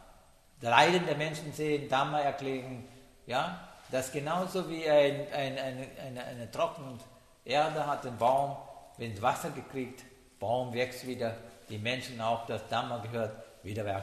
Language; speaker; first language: German; non-native, learner; Sinhala